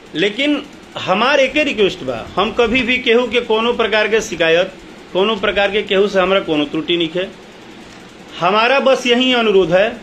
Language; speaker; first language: Hindi; non-native, local second language; Bhojpuri